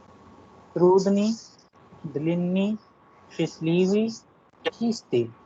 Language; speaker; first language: Russian; non-native, fluent; Hindi